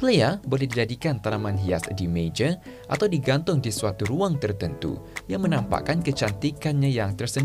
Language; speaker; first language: Malay; native; Malay